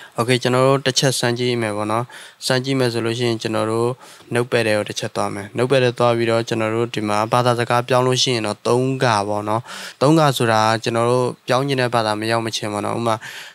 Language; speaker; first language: Burmese; non-native, local second language; S'gaw Karen